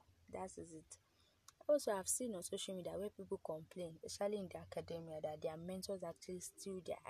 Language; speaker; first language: English; non-native, local second language; Yoruba